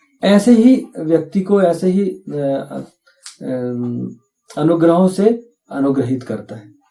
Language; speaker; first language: Hindi; native; Hindi